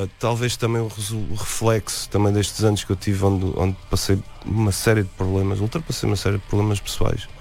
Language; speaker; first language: Portuguese; native; Portuguese